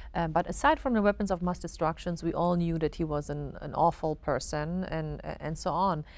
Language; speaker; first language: English; non-native, fluent; Arabic